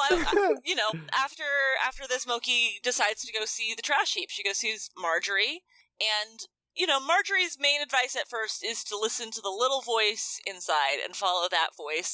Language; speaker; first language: English; native; English